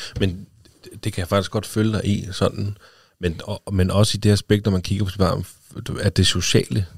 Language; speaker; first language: Danish; native; Danish